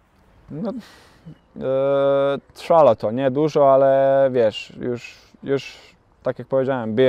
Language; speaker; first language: Polish; non-native, learner; Bosnian